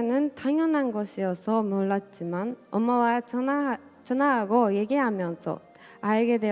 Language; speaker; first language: Korean; non-native, fluent; Japanese